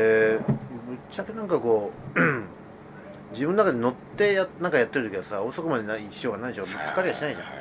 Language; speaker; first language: Japanese; native; Japanese